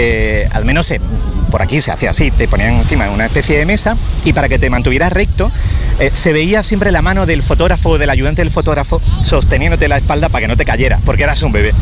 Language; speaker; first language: Spanish; native; Spanish